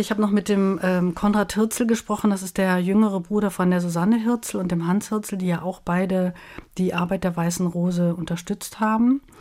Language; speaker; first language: German; native; German